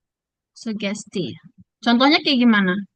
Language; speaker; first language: Indonesian; native; Indonesian